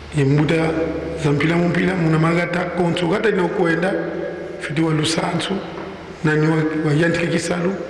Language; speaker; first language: Lingala; native; Lingala